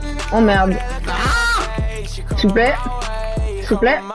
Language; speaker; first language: French; native; French